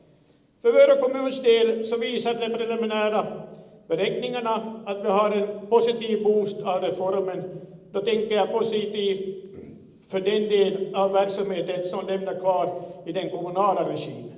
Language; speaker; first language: Swedish; native; Swedish